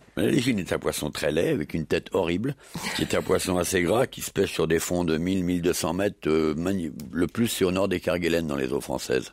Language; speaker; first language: French; native; French